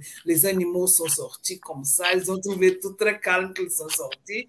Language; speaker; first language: French; non-native, fluent; Portuguese